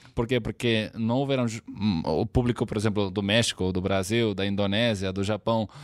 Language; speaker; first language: Portuguese; non-native, fluent; Catalan